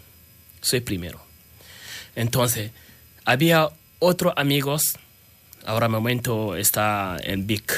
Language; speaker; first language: Spanish; non-native, learner; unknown